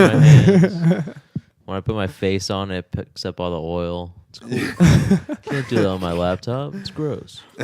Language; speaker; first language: English; native; English